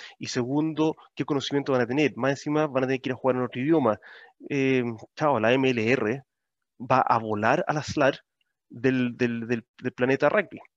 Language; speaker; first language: Spanish; native; Spanish